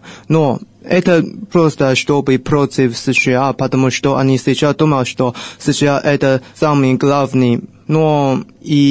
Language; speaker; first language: Russian; non-native, fluent; Chinese